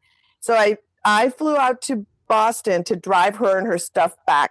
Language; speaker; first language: English; native; English